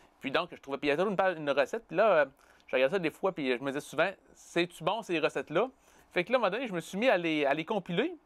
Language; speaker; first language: French; native; French